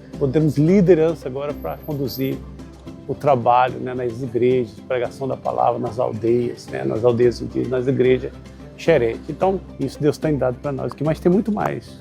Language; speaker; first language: Portuguese; native; Portuguese